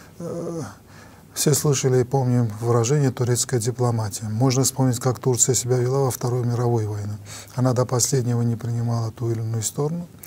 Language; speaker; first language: Russian; non-native, local second language; Armenian